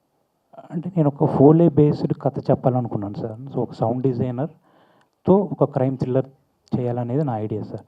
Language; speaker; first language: Telugu; native; Telugu